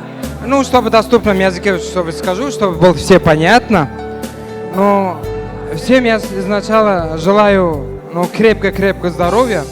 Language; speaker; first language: Russian; non-native, fluent; Turkmen